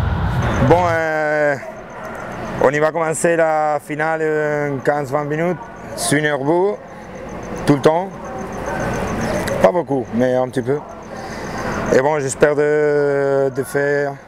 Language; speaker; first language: French; non-native, learner; Spanish